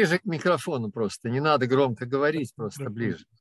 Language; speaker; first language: Russian; native; Russian